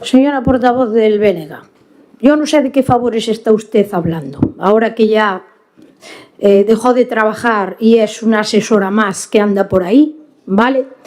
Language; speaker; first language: Spanish; non-native, local second language; Galician